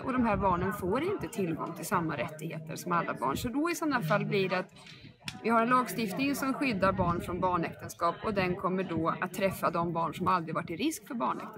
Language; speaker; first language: Swedish; native; Swedish